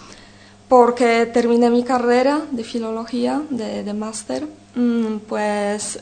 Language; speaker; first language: Spanish; non-native, fluent; Polish